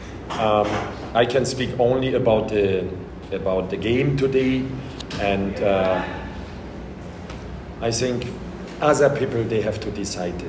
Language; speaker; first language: English; non-native, fluent; German